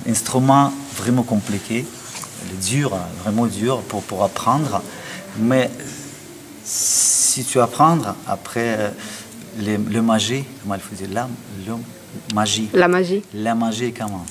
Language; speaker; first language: French; non-native, learner; Russian